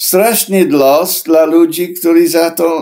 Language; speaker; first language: Polish; non-native, fluent; English